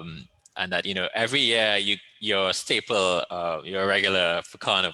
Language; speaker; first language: English; native; English